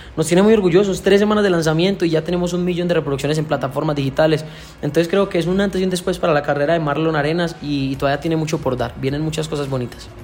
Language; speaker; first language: Spanish; native; Spanish